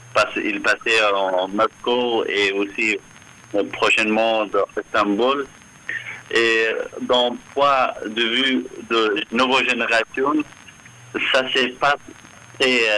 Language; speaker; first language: French; non-native, fluent; Persian